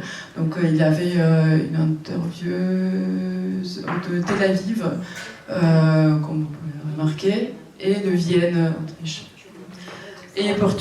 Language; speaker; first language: French; non-native, fluent; Russian